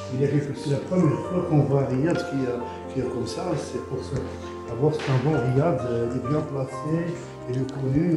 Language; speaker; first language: French; non-native, local second language; Arabic